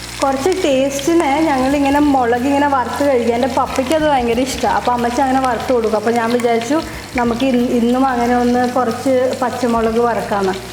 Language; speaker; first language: Malayalam; early bilingual, heritage; Malayalam